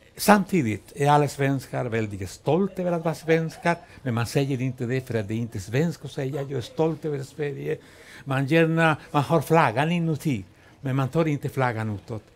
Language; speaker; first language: Swedish; non-native, fluent; Spanish